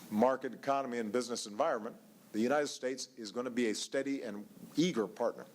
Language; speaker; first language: English; native; English